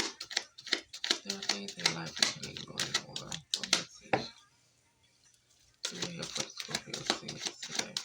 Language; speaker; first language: English; native; English